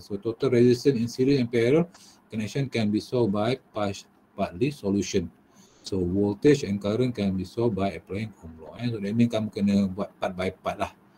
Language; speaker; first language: English; non-native, local second language; Malay